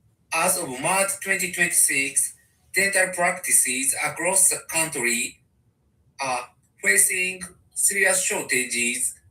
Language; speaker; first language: English; non-native, learner; Japanese